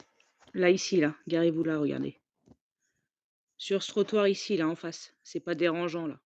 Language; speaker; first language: French; native; French